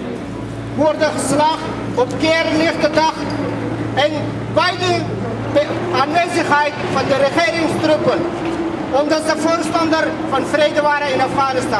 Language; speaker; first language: Dutch; non-native, fluent; Persian